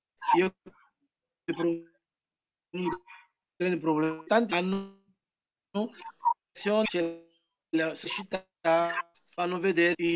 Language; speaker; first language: Italian; non-native, learner; Portuguese